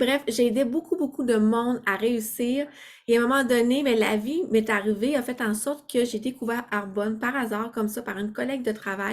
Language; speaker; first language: French; native; French